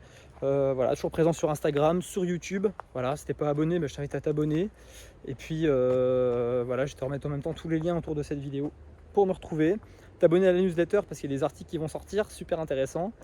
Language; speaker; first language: French; native; French